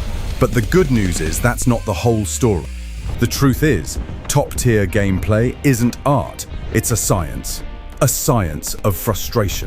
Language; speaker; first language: English; native; English